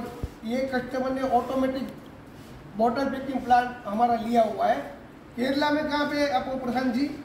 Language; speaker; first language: Hindi; non-native, local second language; Gujarati